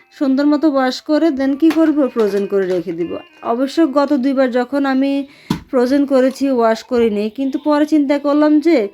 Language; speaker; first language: Bangla; native; Bangla